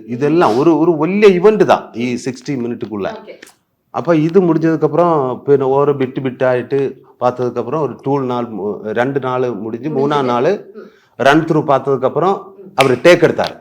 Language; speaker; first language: Tamil; non-native, learner; Malayalam